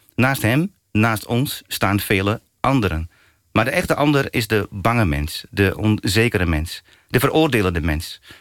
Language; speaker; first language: Dutch; early bilingual, other home language; Turkish